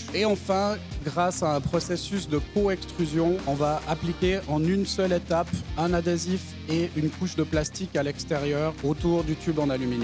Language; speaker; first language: French; native; French